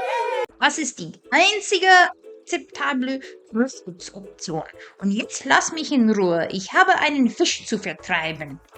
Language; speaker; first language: German; non-native, fluent; English